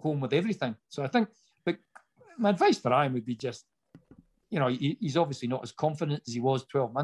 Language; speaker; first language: English; native; English